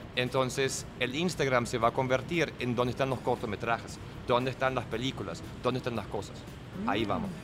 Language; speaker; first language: Spanish; non-native, fluent; German